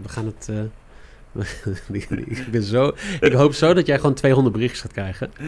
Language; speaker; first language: Dutch; native; Dutch